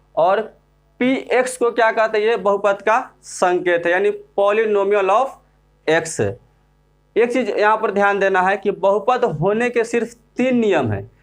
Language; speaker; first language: Hindi; native; Hindi